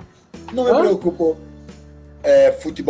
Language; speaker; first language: Spanish; non-native, learner; Portuguese